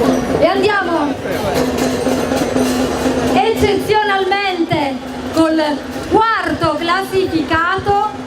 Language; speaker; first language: Italian; native; Italian